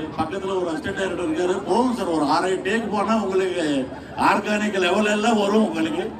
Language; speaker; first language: Tamil; non-native, learner; Telugu